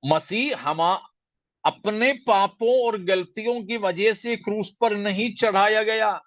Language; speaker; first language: Hindi; non-native, local second language; Malayalam